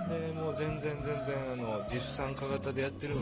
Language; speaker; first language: Japanese; native; Japanese